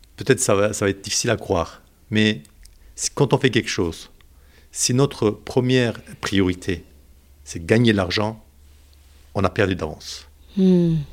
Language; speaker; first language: French; non-native, fluent; Turkish